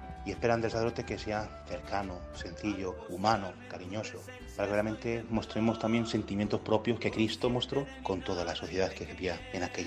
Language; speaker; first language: Spanish; native; Spanish